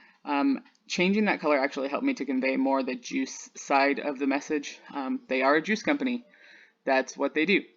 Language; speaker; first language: English; native; English